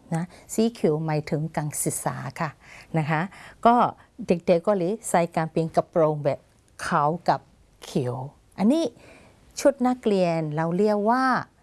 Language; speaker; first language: Thai; non-native, fluent; Burmese